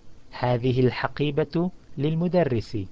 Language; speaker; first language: Arabic; non-native, fluent; English